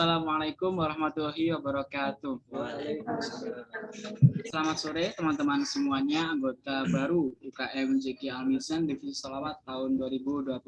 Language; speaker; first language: Indonesian; native; Indonesian